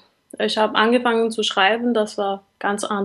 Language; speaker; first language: German; non-native, learner; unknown